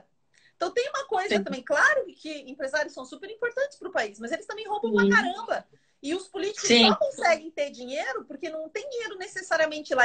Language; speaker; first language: Portuguese; native; Portuguese